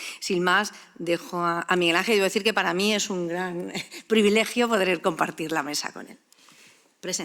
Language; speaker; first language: Spanish; native; Spanish